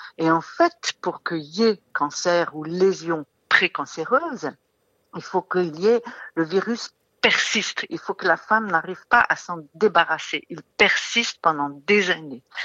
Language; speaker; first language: French; native; French